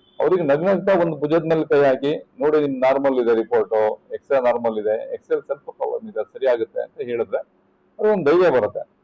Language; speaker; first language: Kannada; native; Kannada